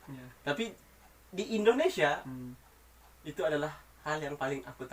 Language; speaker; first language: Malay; non-native, local second language; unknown